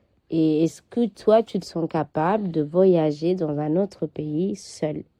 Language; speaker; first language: French; non-native, fluent; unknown